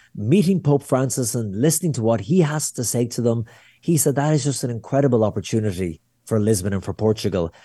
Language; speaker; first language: English; native; English